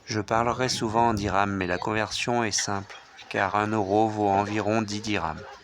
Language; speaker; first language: French; native; French